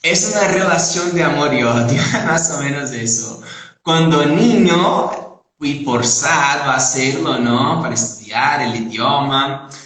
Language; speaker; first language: Spanish; non-native, fluent; Portuguese